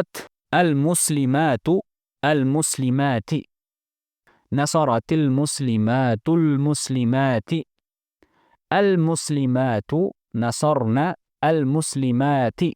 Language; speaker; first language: Arabic; non-native, fluent; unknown